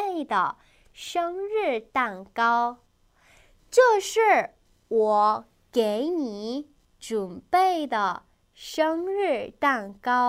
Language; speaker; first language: Chinese; non-native, fluent; Korean